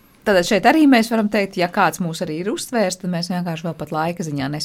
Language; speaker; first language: Latvian; native; Latvian